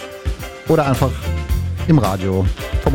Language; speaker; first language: German; native; German